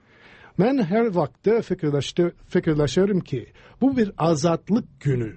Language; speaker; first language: Turkish; non-native, fluent; English